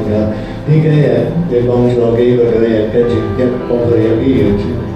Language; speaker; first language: Cantonese; non-native, fluent; English